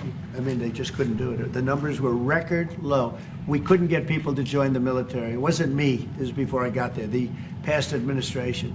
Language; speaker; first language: English; native; English